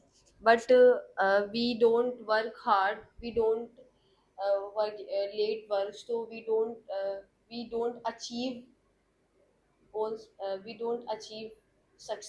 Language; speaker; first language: English; non-native, learner; Hindi